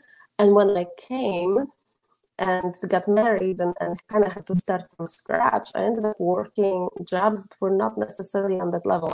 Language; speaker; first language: English; non-native, fluent; Polish